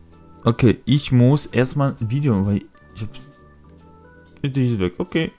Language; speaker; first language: German; non-native, fluent; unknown